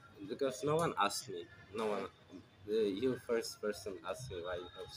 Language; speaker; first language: English; non-native, fluent; Russian